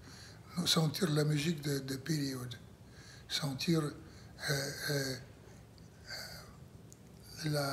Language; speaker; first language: French; non-native, learner; Russian